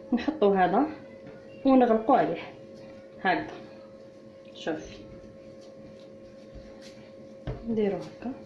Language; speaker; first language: Arabic; native; Arabic